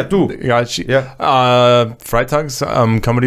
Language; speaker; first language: German; non-native, learner; English